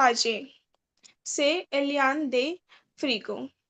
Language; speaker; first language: Spanish; non-native, learner; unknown